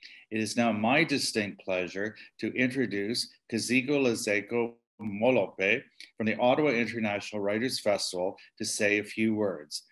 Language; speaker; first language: English; native; English